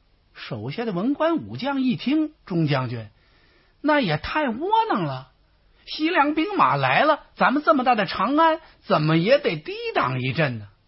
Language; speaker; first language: Chinese; native; Chinese